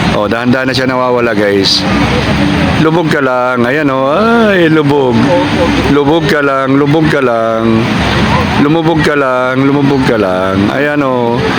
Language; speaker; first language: Filipino; non-native, local second language; Cebuano